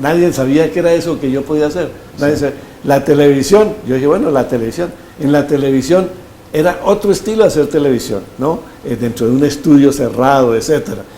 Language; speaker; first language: Spanish; native; Spanish